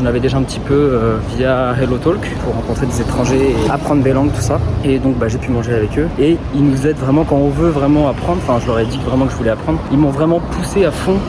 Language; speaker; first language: French; native; French